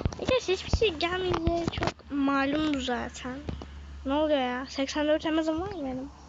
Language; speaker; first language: Turkish; native; Turkish